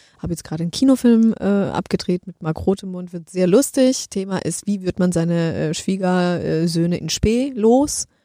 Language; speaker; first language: German; early bilingual, other home language; Polish